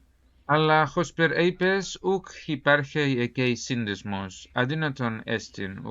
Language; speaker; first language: Greek; non-native, fluent; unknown